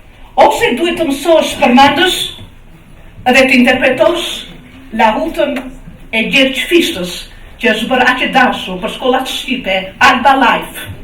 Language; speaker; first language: Albanian; native; Albanian